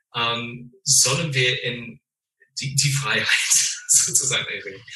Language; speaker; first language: German; non-native, fluent; English